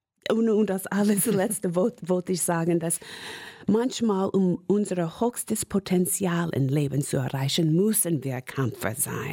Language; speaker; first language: German; non-native, fluent; English